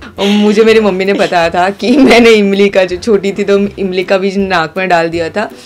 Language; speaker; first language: Hindi; non-native, local second language; Gujarati